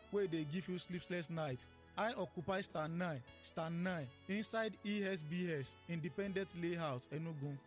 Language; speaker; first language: Nigerian Pidgin; native; Nigerian Pidgin